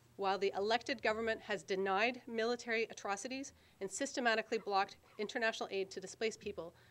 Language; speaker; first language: English; native; English